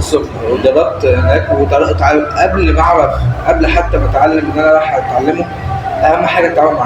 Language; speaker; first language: Arabic; native; Arabic